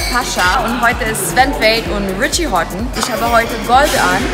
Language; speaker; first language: German; non-native, fluent; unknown